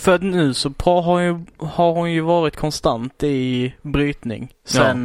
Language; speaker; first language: Swedish; native; Swedish